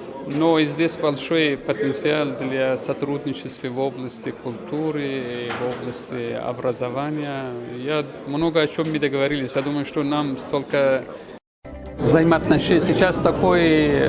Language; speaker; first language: Russian; non-native, fluent; Persian